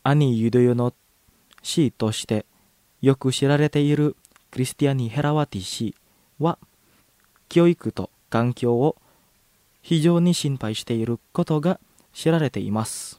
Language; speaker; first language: Japanese; non-native, fluent; Indonesian